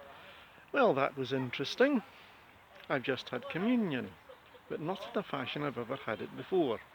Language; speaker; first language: English; native; English